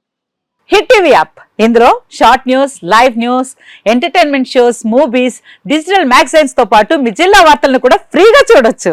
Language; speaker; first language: Telugu; native; Telugu